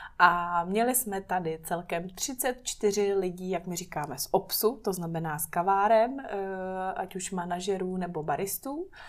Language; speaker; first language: Czech; native; Czech